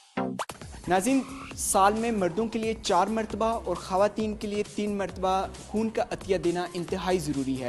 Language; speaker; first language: Urdu; native; Urdu